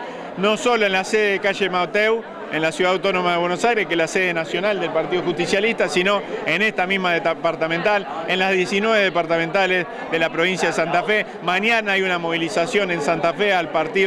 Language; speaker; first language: Spanish; native; Spanish